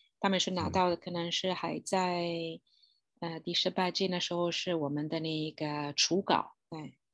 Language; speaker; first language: Chinese; non-native, fluent; Italian